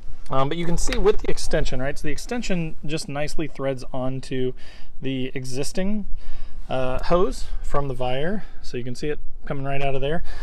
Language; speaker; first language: English; native; English